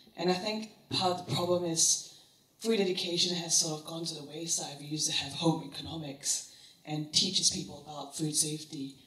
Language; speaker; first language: English; native; English